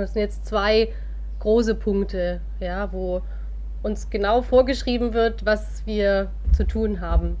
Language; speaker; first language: German; native; German